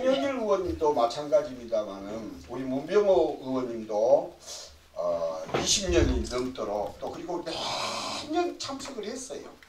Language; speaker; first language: Korean; native; Korean